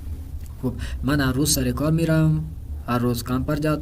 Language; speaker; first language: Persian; non-native, fluent; Urdu